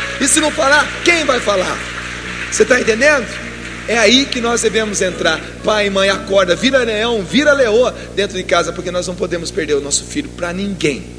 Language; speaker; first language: Portuguese; native; Portuguese